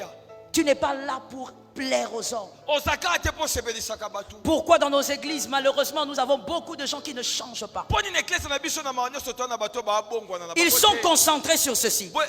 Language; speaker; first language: French; non-native, local second language; Lingala